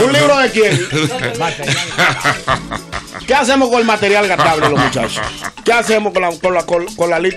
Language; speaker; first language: Spanish; native; Spanish